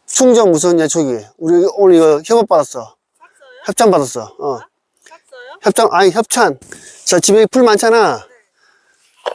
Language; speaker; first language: Korean; native; Korean